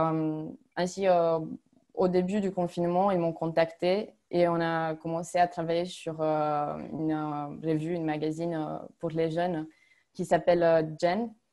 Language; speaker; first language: French; non-native, fluent; Romanian